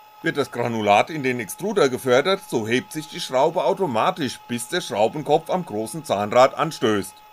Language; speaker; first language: German; native; German